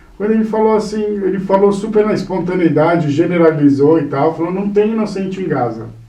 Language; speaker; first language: Portuguese; early bilingual, other home language; Hebrew